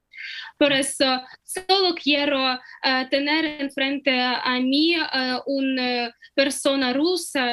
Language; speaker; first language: Spanish; non-native, fluent; Ukrainian